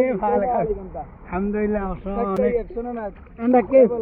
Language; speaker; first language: Arabic; non-native, learner; Bangla